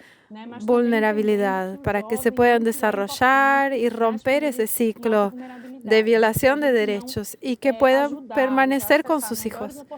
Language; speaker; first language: Spanish; non-native, fluent; Portuguese